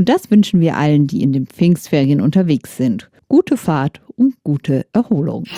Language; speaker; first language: German; native; German